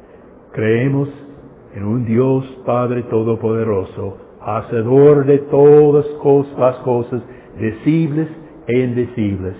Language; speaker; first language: Spanish; non-native, fluent; English